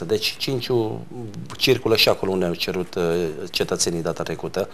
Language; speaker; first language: Romanian; native; Romanian